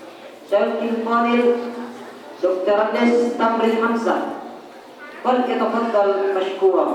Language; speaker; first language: Arabic; non-native, learner; Indonesian